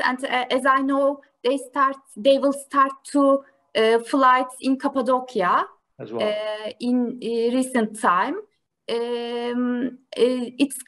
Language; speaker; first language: English; non-native, learner; Turkish